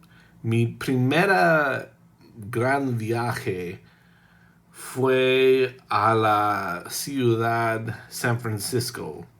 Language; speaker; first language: Spanish; non-native, learner; English